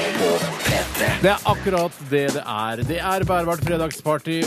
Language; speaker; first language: Norwegian; native; Norwegian